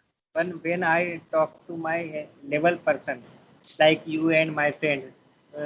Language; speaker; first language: English; non-native, learner; Hindi